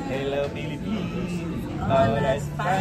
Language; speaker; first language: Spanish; non-native, learner; Filipino